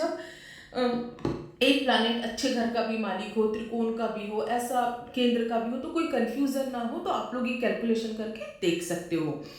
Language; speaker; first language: Hindi; native; Hindi